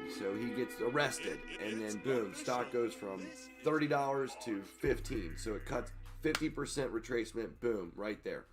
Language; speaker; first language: English; native; English